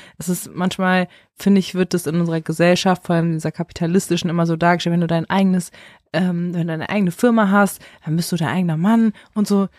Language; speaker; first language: German; native; German